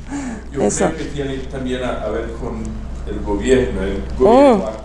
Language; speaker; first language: Spanish; non-native, fluent; Portuguese